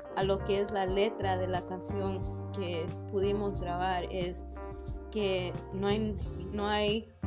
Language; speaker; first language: Spanish; early bilingual, heritage; English